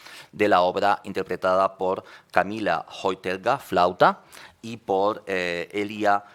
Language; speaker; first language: Spanish; native; Spanish